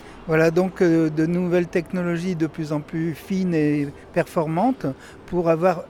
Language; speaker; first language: French; native; French